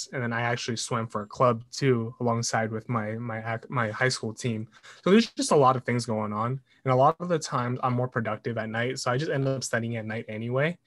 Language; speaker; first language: English; native; English